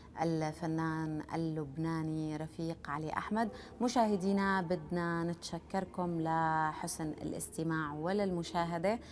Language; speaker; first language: Arabic; native; Arabic